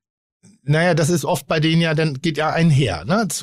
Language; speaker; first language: German; native; German